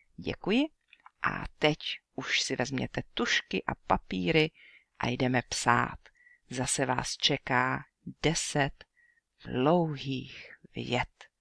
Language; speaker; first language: Czech; native; Czech